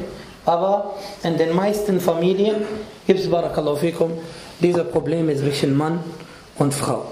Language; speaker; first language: German; non-native, fluent; Arabic